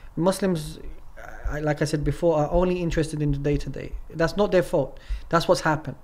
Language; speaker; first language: English; native; English